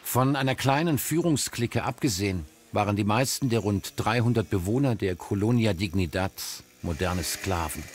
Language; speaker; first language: German; native; German